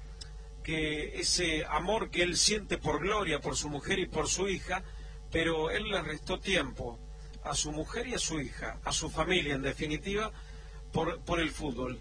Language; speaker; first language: Spanish; native; Spanish